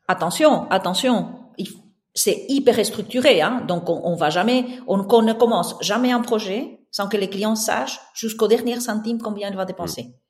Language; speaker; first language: French; non-native, fluent; Spanish